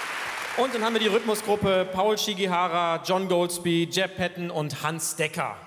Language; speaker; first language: German; native; German